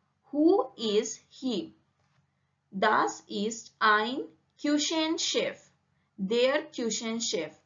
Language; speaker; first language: German; non-native, learner; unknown